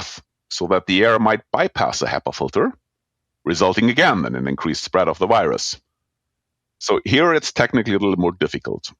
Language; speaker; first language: English; non-native, fluent; German